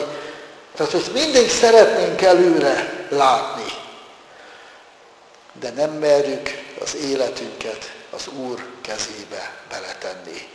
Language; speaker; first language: Hungarian; native; Hungarian